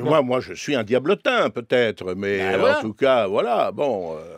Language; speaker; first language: French; native; French